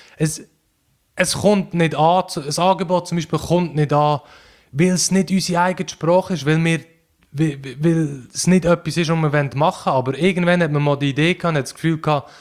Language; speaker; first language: German; native; German